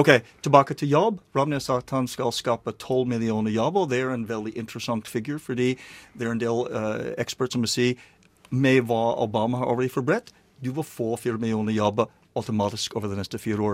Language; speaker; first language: Norwegian; non-native, learner; English